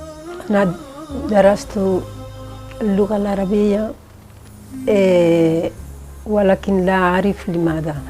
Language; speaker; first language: Arabic; non-native, learner; Spanish